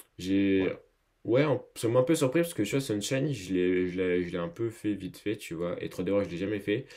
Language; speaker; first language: French; native; French